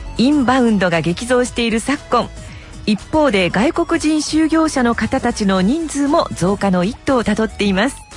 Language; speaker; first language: Japanese; native; Japanese